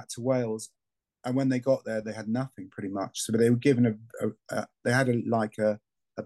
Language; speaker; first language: English; native; English